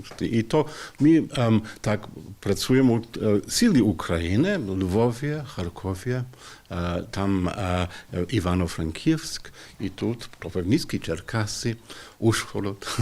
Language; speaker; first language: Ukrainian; non-native, learner; English